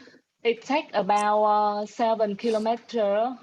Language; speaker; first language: English; non-native, learner; Vietnamese